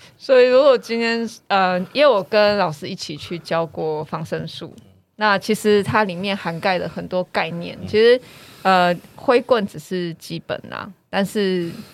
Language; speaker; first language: Chinese; native; Chinese